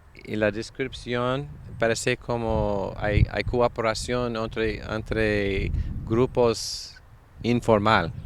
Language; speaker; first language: Spanish; non-native, learner; English